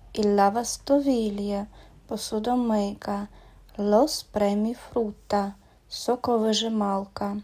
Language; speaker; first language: Italian; non-native, learner; Ukrainian